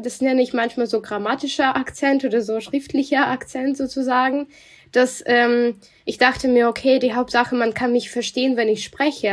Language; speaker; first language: German; non-native, fluent; Russian